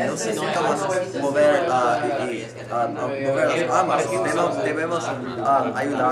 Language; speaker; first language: Spanish; non-native, learner; English